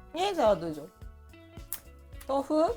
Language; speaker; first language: Polish; non-native, learner; Japanese